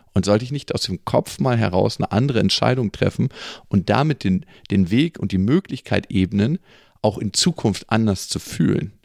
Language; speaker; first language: German; native; German